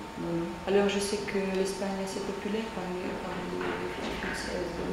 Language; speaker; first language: French; non-native, fluent; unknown